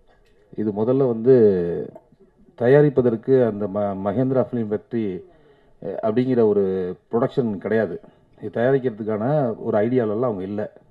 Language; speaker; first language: Tamil; native; Tamil